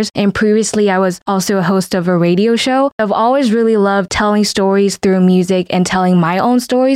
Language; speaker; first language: English; non-native, fluent; Vietnamese